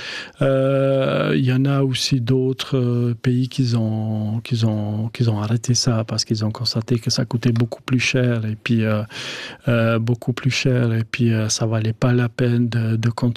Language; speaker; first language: French; non-native, fluent; Albanian